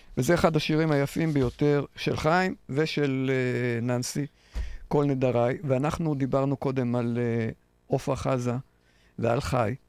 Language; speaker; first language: Hebrew; native; Hebrew